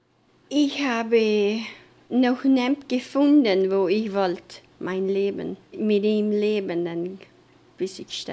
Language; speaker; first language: German; early bilingual, heritage; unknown